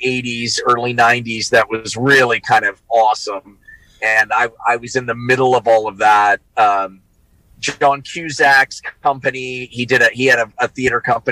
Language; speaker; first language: English; native; English